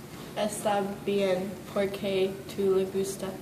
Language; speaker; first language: Spanish; non-native, learner; English